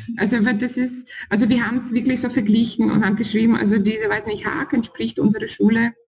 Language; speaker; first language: German; non-native, fluent; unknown